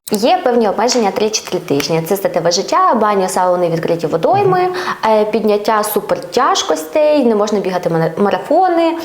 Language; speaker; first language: Ukrainian; native; Ukrainian